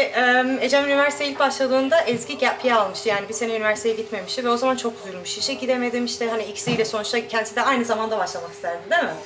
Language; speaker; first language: Turkish; native; Turkish